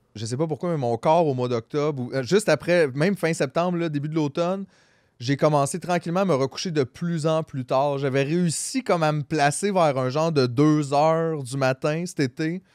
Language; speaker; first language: French; native; French